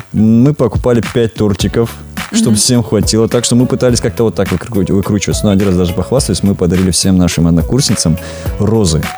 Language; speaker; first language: Russian; non-native, local second language; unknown